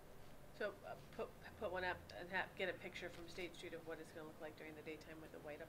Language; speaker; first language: English; native; English